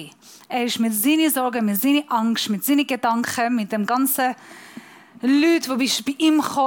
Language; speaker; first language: German; non-native, fluent; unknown